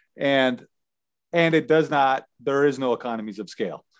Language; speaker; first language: English; native; English